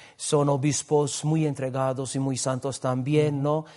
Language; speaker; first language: Spanish; non-native, fluent; Maltese